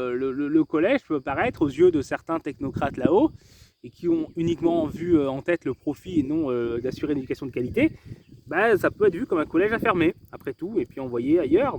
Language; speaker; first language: French; native; French